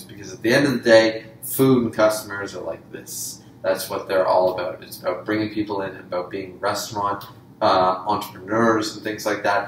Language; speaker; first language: English; native; English